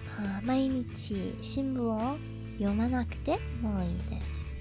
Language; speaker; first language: Japanese; non-native, learner; English